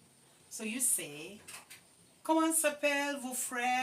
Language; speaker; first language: French; non-native, learner; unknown